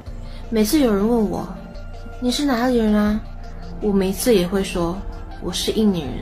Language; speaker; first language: Chinese; non-native, fluent; Indonesian